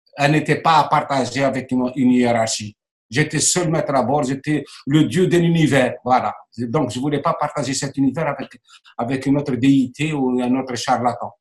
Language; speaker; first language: French; non-native, local second language; Arabic